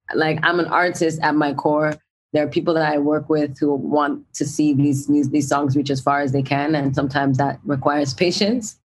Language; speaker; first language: English; native; English